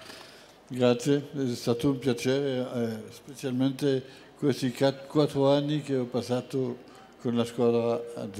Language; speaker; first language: Italian; non-native, fluent; French